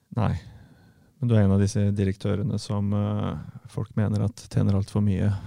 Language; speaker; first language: Norwegian; native; Norwegian